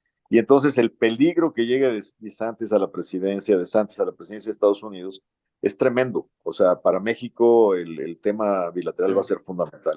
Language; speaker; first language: Spanish; native; Spanish